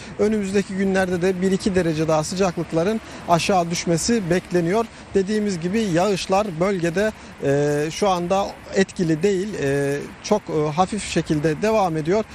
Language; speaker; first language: Turkish; native; Turkish